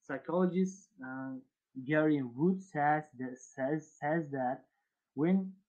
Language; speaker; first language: English; non-native, fluent; Uzbek